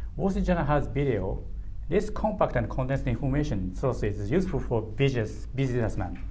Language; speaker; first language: English; non-native, learner; Japanese